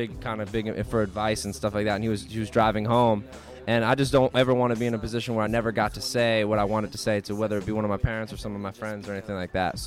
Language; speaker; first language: English; native; English